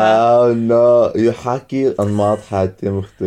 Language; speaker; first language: Arabic; native; Arabic